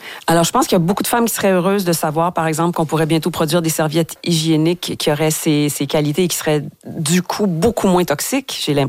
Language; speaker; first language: French; native; French